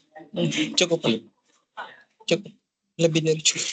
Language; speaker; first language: Indonesian; native; Indonesian